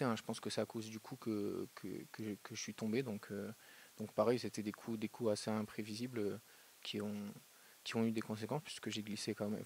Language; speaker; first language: French; native; French